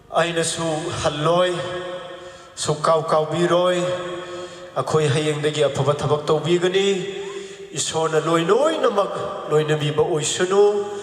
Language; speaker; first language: Manipuri; non-native, local second language; Thado Chin